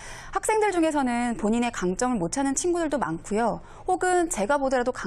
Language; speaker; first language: Korean; native; Korean